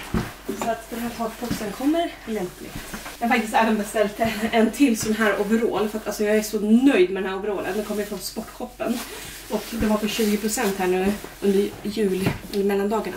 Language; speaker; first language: Swedish; native; Swedish